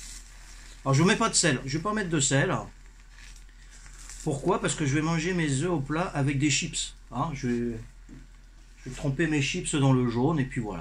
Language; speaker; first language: French; native; French